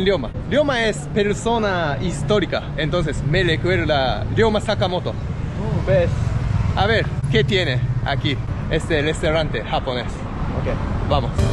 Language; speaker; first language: Spanish; non-native, learner; Japanese